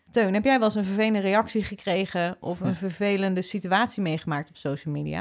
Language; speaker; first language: Dutch; native; Dutch